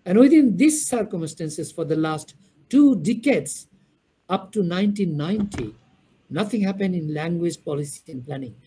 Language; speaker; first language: English; non-native, local second language; Bangla